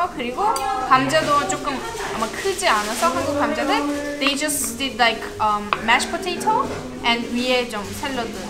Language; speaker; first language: Korean; non-native, fluent; Turkish